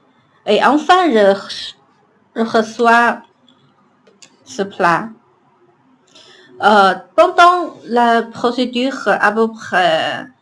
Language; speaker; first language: French; non-native, learner; Chinese